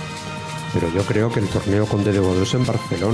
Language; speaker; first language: Spanish; native; Spanish